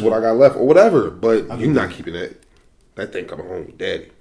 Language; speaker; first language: English; native; English